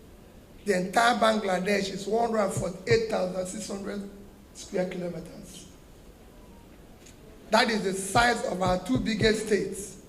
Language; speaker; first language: English; non-native, local second language; Igbo